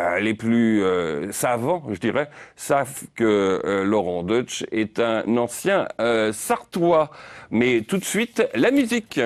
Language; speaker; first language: French; native; French